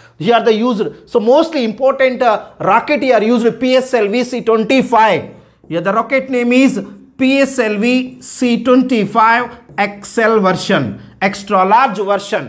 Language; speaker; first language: English; non-native, local second language; Telugu